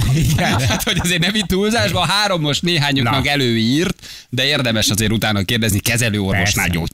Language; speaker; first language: Hungarian; native; Hungarian